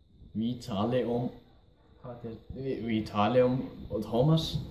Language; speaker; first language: Danish; non-native, learner; Icelandic